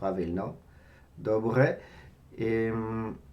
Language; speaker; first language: Ukrainian; non-native, learner; French